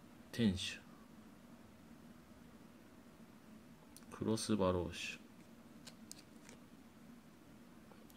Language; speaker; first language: Japanese; native; Japanese